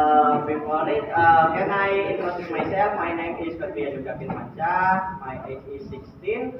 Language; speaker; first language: English; non-native, learner; Indonesian